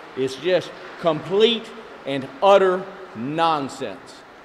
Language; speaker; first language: English; early bilingual, other home language; Spanish